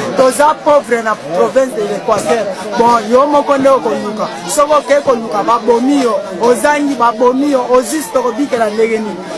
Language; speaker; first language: Lingala; native; Lingala